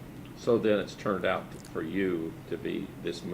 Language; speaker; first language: English; native; English